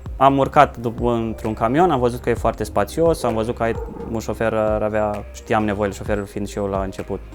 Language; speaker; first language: Romanian; early bilingual, heritage; Romanian